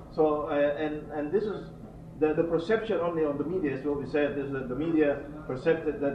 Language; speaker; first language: English; non-native, fluent; Indonesian